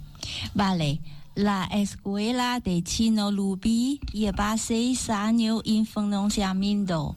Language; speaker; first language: Spanish; non-native, learner; Chinese